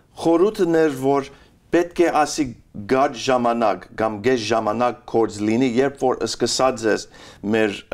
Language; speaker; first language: Armenian; early bilingual, heritage; Armenian